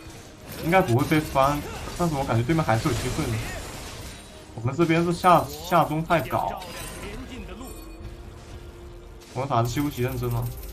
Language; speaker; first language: Chinese; native; Chinese